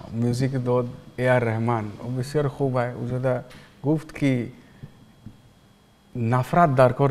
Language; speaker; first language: Persian; non-native, learner; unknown